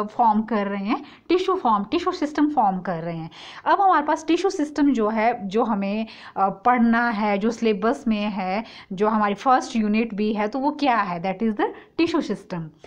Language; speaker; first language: Hindi; native; Hindi